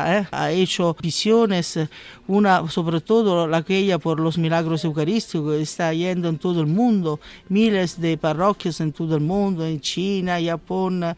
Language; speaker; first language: Spanish; non-native, learner; Italian